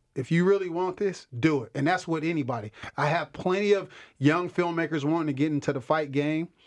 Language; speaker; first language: English; native; English